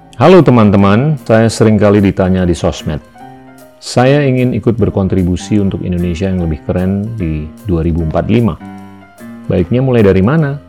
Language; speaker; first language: Indonesian; native; Indonesian